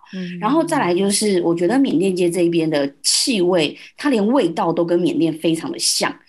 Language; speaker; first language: Chinese; early bilingual, heritage; Chinese